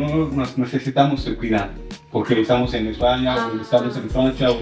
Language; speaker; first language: Spanish; non-native, learner; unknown